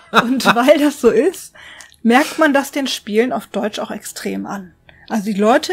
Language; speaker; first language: German; native; German